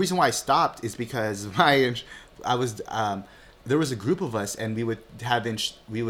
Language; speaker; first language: English; early bilingual, other home language; Filipino